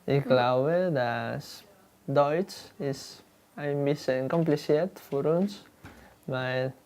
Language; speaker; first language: German; non-native, learner; Spanish